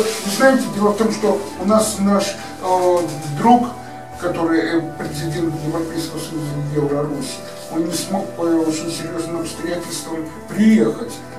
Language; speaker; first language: Russian; native; Russian